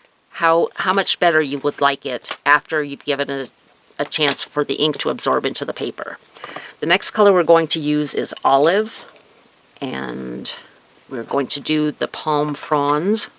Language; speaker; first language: English; native; English